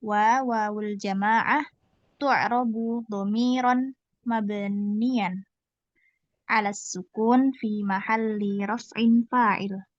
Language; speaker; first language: Arabic; non-native, learner; Indonesian